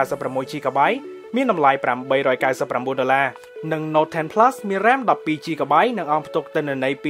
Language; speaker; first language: Khmer; native; Khmer